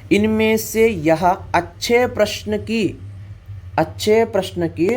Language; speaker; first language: Hindi; non-native, local second language; Kannada